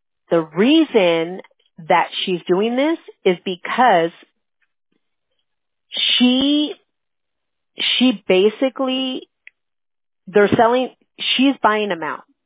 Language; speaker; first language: English; early bilingual, other home language; Spanish